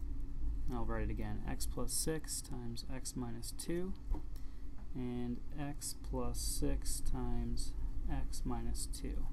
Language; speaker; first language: English; native; English